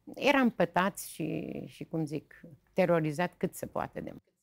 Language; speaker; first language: Romanian; native; Romanian